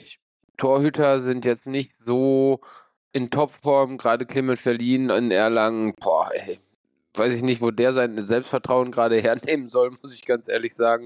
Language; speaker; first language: German; native; German